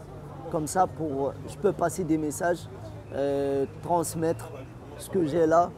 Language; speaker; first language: French; non-native, local second language; Arabic